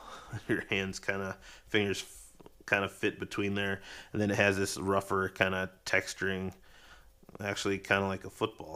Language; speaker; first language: English; native; English